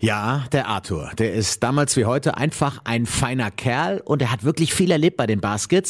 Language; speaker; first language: German; native; German